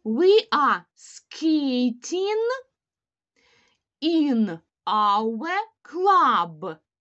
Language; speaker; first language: English; non-native, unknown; Ukrainian